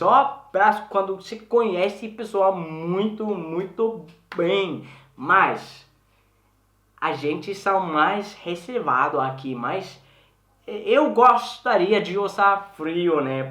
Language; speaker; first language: Portuguese; non-native, learner; Swedish